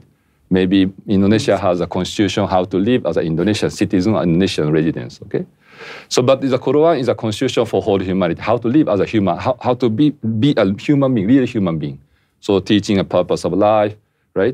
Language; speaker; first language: English; non-native, fluent; Japanese